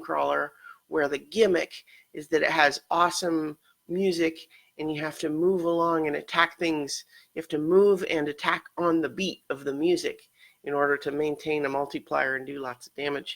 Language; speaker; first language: English; native; English